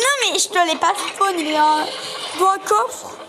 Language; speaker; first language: French; native; French